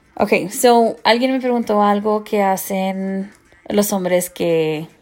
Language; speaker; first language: Spanish; early bilingual, heritage; Spanish